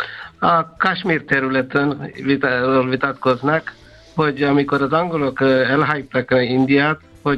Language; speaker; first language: Hungarian; non-native, fluent; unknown